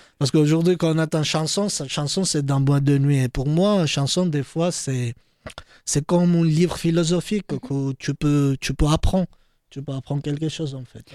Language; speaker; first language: French; non-native, learner; Georgian